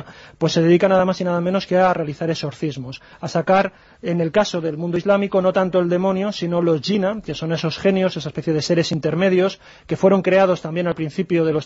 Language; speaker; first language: Spanish; native; Spanish